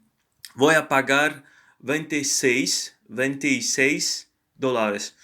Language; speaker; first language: Spanish; non-native, learner; English